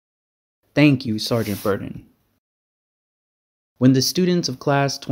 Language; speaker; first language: English; native; English